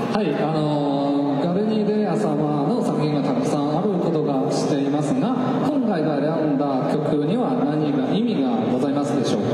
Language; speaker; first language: Japanese; non-native, fluent; Chinese